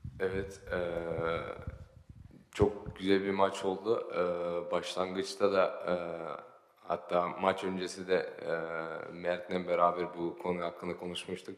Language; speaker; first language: Turkish; early bilingual, heritage; Turkish